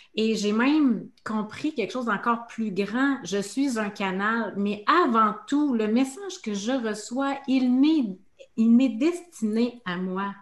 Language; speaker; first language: French; native; French